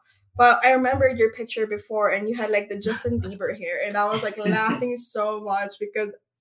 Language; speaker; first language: English; non-native, local second language; Aklanon